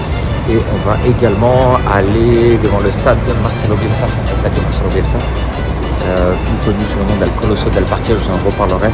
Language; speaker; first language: French; native; French